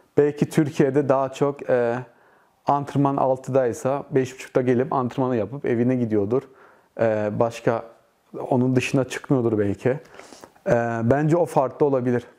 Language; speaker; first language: Turkish; early bilingual, heritage; Turkish